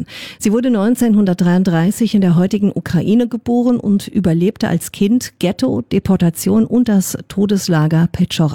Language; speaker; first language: German; native; German